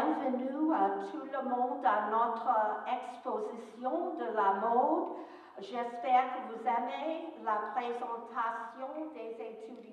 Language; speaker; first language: French; non-native, fluent; English